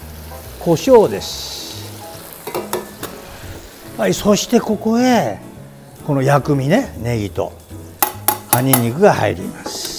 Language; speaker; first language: Japanese; native; Japanese